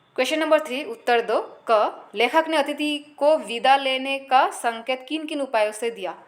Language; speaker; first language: Hindi; non-native, local second language; Assamese